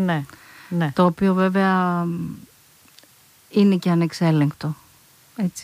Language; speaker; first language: Greek; native; Greek